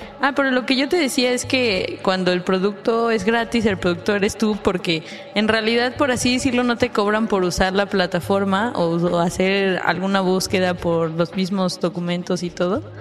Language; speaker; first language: Spanish; native; Spanish